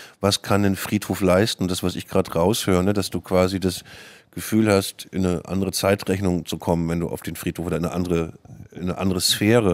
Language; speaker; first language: German; native; German